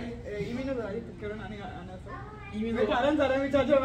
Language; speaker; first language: Korean; non-native, learner; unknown